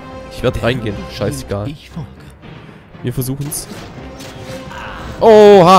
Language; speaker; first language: German; native; German